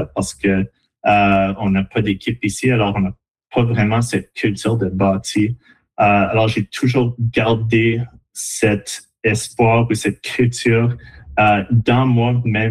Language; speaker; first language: French; native; French